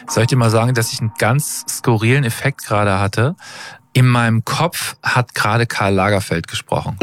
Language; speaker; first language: German; native; German